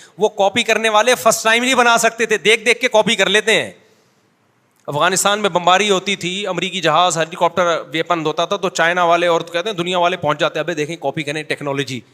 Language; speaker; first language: Urdu; native; Urdu